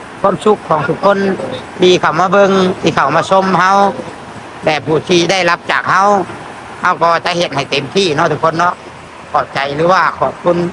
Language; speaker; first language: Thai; non-native, local second language; Lao